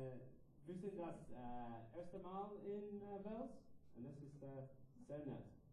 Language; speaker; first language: German; non-native, learner; English